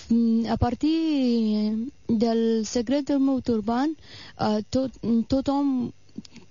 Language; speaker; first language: Catalan; non-native, fluent; Persian